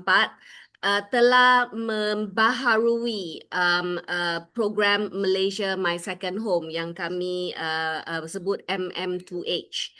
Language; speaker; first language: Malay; non-native, local second language; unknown